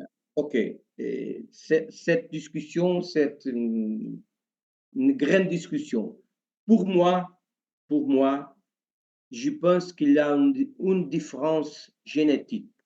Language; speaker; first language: French; non-native, learner; Portuguese